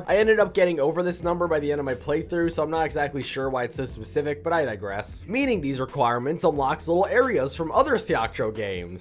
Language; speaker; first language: English; native; English